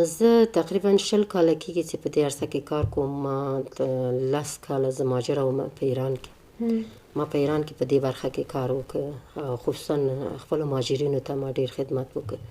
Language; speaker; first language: Pashto; non-native, local second language; Persian